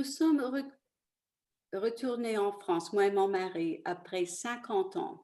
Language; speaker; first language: French; early bilingual, other home language; Italian